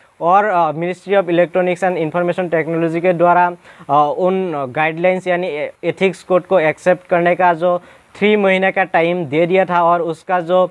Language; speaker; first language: Hindi; non-native, local second language; Assamese